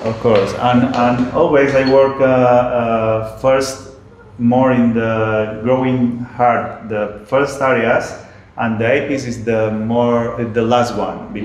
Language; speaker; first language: English; non-native, learner; Spanish